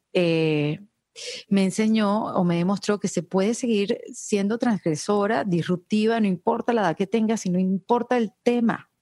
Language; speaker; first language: Spanish; native; Spanish